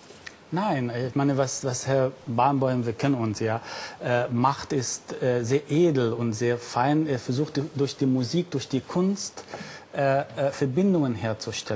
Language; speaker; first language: German; non-native, fluent; Arabic